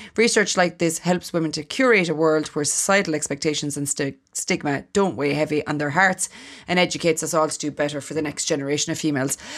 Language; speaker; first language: English; native; English